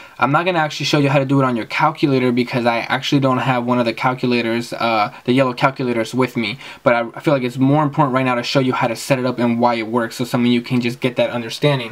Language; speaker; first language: English; native; English